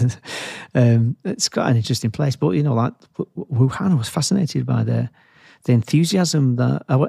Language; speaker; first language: English; native; English